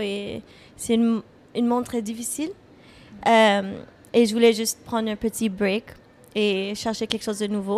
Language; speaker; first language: French; non-native, fluent; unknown